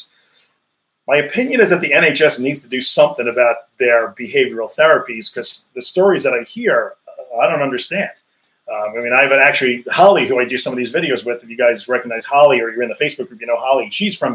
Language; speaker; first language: English; native; English